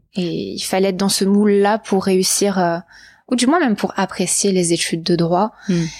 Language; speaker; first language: French; native; French